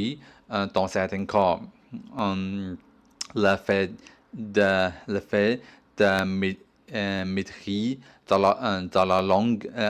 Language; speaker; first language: French; non-native, learner; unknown